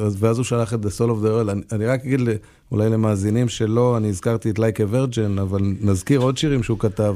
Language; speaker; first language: Hebrew; early bilingual, other home language; English